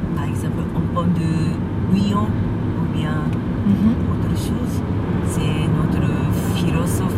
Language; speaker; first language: French; non-native, learner; Japanese